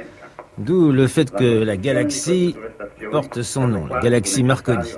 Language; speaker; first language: French; native; French